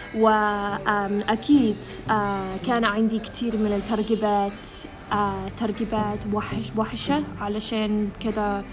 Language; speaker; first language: Arabic; non-native, learner; English